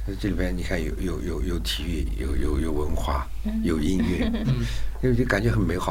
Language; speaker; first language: Chinese; non-native, fluent; Japanese